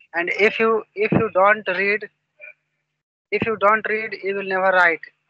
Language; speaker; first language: English; non-native, local second language; Hindi